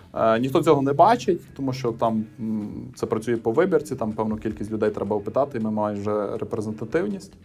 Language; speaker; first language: Ukrainian; native; Ukrainian